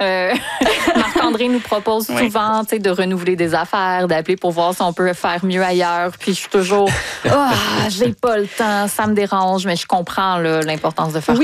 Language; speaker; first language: French; native; French